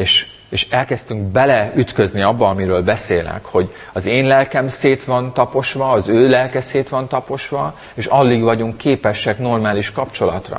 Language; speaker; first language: Hungarian; native; Hungarian